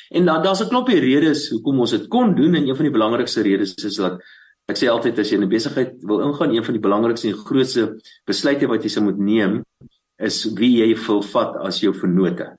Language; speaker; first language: Afrikaans; native; Afrikaans